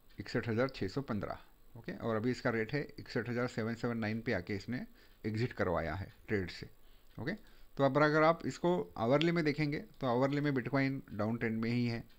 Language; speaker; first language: Hindi; non-native, local second language; Marathi